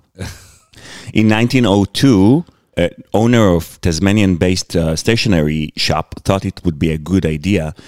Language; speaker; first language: English; non-native, fluent; Hebrew